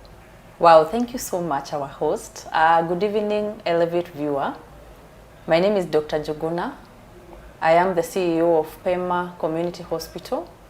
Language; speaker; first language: English; non-native, local second language; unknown